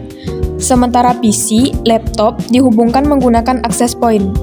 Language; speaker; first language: Indonesian; native; Indonesian